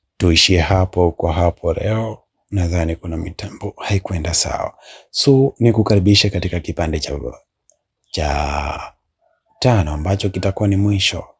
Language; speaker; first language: Swahili; native; Swahili